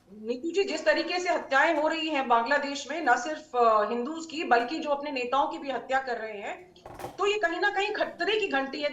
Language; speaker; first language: Hindi; native; Hindi